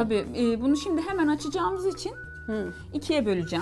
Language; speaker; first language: Turkish; native; Turkish